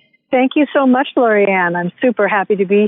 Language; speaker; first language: English; native; English